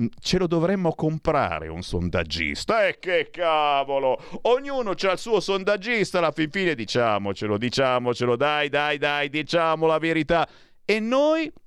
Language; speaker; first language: Italian; native; Italian